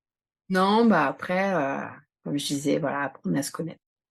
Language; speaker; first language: French; native; French